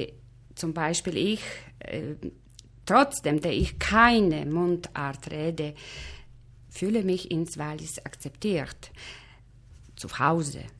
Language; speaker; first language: German; non-native, fluent; Polish